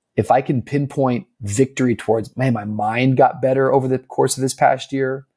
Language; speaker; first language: English; native; English